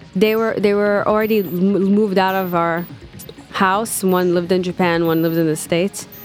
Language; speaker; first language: English; non-native, fluent; Hebrew